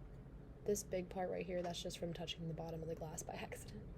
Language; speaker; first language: English; native; English